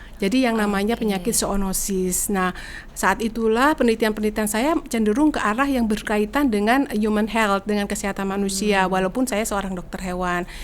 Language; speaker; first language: Indonesian; native; Indonesian